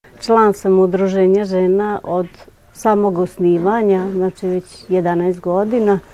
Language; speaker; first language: Ukrainian; early bilingual, heritage; Ukrainian